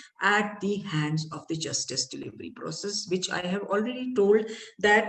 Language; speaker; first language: English; non-native, local second language; Malayalam